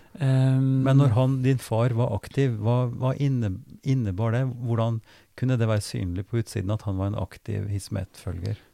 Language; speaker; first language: Norwegian; native; Norwegian